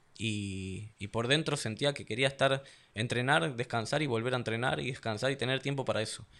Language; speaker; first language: Spanish; native; Spanish